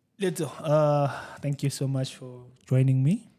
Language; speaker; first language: English; non-native, local second language; Zulu